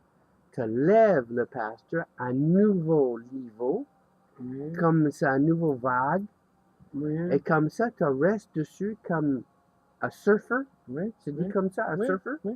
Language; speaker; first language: French; non-native, learner; English